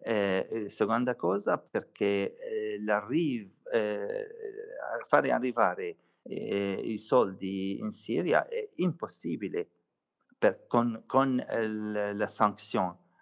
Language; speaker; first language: Italian; non-native, fluent; Arabic